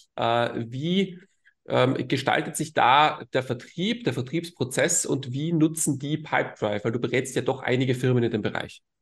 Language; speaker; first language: German; native; German